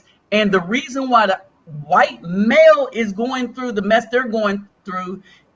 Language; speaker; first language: English; native; English